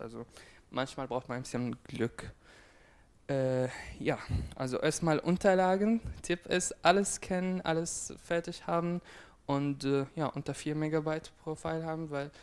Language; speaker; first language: German; non-native, fluent; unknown